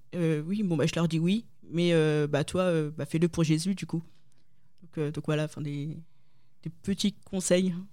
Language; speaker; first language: French; native; French